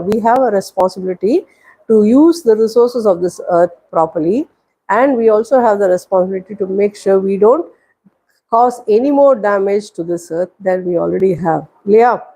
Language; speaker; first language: English; non-native, local second language; Tamil